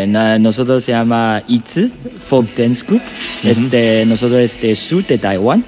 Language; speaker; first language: Spanish; non-native, learner; Chinese